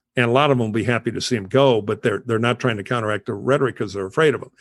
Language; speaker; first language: English; native; English